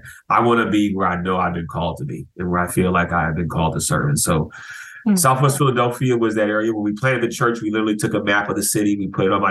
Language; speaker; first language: English; native; English